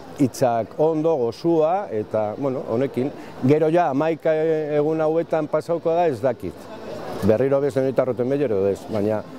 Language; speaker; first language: Basque; non-native, local second language; Spanish